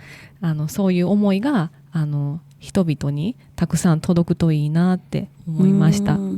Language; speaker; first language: Japanese; native; Japanese